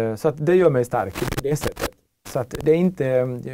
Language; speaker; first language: Swedish; early bilingual, other home language; Tigrinya